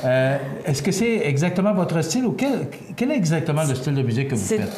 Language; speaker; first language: French; native; French